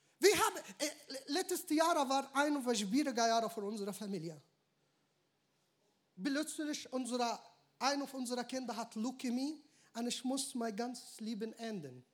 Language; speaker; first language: German; non-native, learner; Arabic